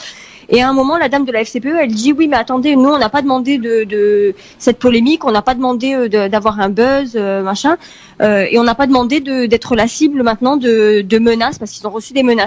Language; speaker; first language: French; early bilingual, heritage; French